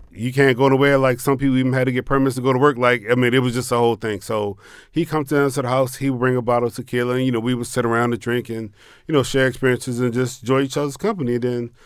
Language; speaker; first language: English; native; English